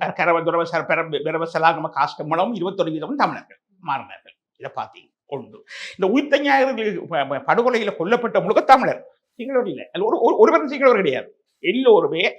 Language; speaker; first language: Tamil; native; Tamil